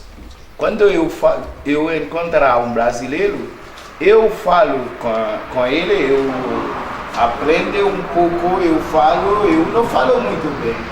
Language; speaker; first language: Portuguese; non-native, learner; Haitian Creole